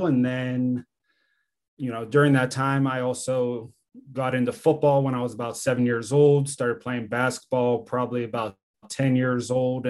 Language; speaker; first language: English; native; English